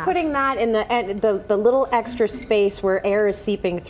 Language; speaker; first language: English; native; English